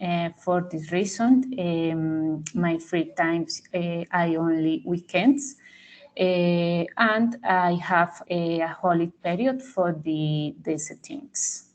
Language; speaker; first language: English; non-native, learner; Spanish